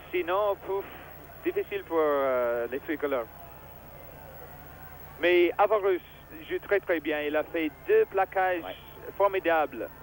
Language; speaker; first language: French; non-native, fluent; English